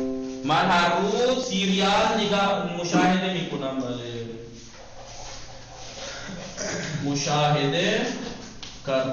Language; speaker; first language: Persian; non-native, fluent; Urdu